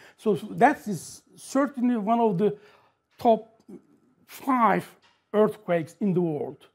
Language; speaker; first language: English; non-native, fluent; Turkish